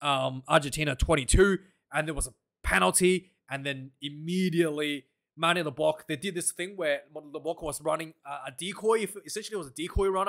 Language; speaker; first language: English; non-native, local second language; Afrikaans